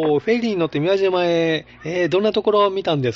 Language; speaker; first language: Japanese; native; Japanese